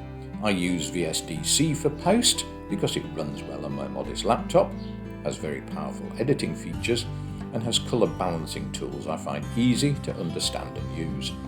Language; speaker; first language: English; native; English